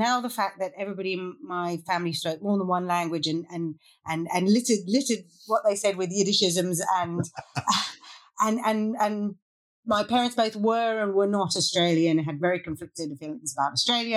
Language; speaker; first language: English; native; English